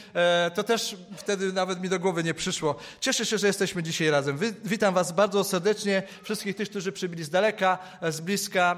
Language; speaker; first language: Polish; native; Polish